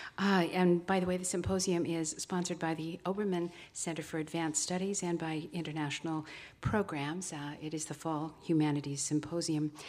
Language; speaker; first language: English; native; English